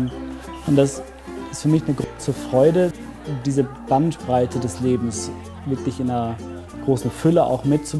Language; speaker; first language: German; native; German